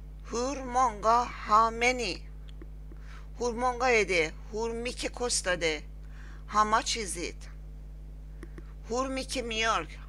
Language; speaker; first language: Swedish; non-native, fluent; Persian